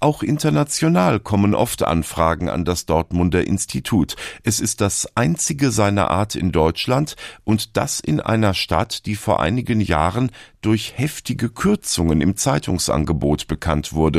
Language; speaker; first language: German; native; German